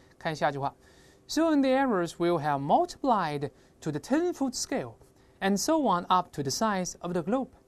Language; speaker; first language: English; non-native, fluent; Chinese